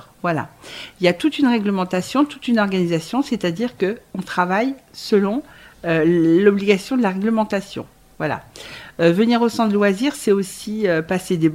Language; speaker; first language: French; native; French